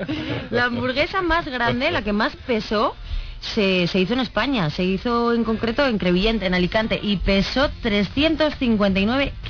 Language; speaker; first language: Spanish; native; Spanish